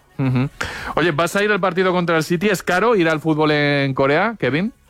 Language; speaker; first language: Spanish; native; Spanish